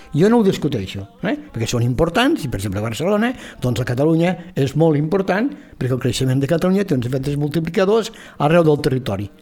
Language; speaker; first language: Catalan; native; Catalan